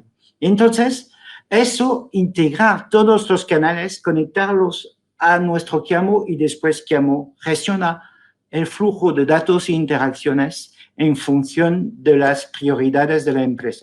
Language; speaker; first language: Spanish; non-native, fluent; French